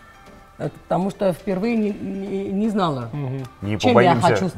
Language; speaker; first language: Russian; non-native, local second language; Armenian